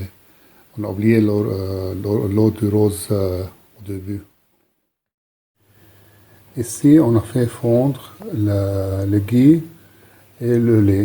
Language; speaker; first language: French; non-native, local second language; Arabic